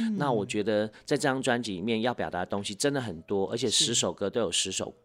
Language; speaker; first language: Chinese; non-native, local second language; Hakka Chinese